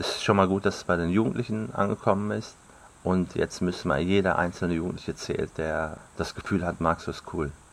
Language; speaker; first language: German; native; German